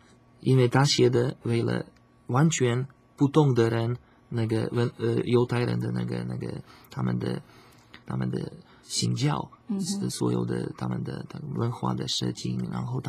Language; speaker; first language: Chinese; non-native, learner; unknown